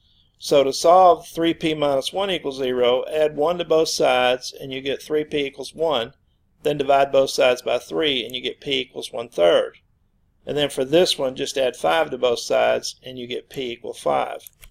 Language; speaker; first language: English; native; English